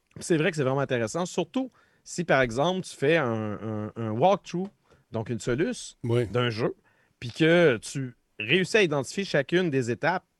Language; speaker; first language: French; native; French